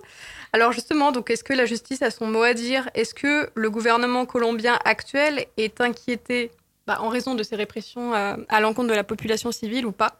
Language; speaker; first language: French; native; French